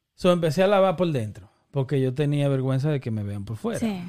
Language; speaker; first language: Spanish; native; Spanish